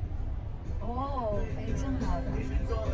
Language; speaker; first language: Chinese; non-native, learner; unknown